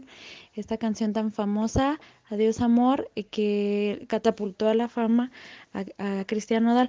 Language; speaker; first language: Spanish; native; Spanish